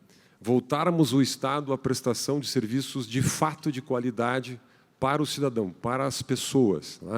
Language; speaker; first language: Portuguese; native; Portuguese